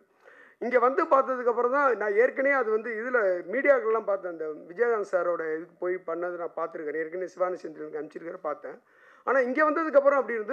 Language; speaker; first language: Tamil; native; Tamil